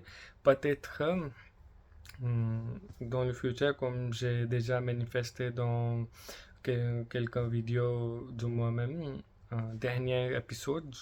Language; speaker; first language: French; non-native, learner; English